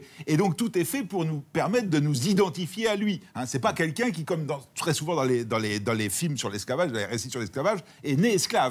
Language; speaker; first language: French; native; French